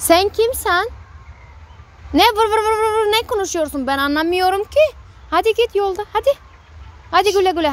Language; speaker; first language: Turkish; non-native, learner; Tajik